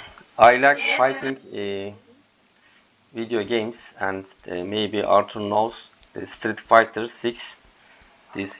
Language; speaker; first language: English; non-native, learner; Turkish